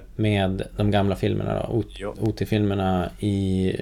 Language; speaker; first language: Swedish; native; Swedish